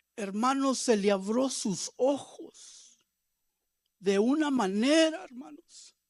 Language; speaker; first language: Spanish; early bilingual, heritage; Spanish